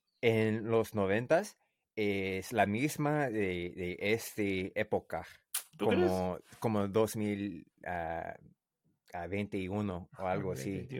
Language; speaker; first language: Spanish; non-native, learner; English